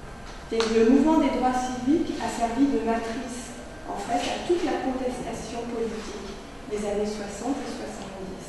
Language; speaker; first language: French; native; French